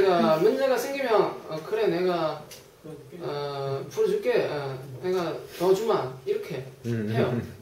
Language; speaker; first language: Korean; non-native, fluent; Chinese